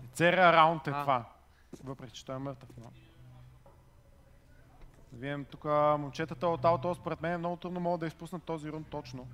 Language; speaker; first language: Bulgarian; native; Bulgarian